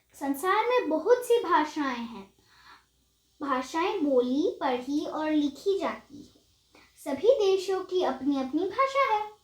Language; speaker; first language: Hindi; native; Hindi